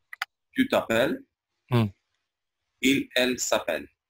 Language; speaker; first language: French; non-native, learner; Albanian